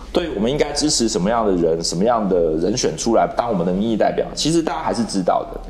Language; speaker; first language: Chinese; native; Chinese